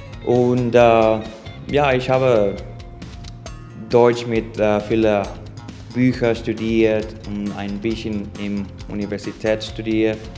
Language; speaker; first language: German; non-native, learner; Spanish